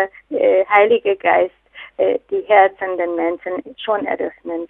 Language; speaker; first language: German; non-native, fluent; Hungarian